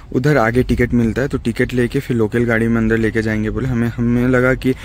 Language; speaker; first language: Hindi; non-native, local second language; Assamese